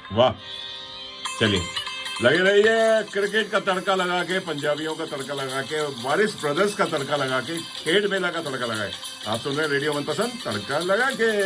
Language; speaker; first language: Hindi; native; Hindi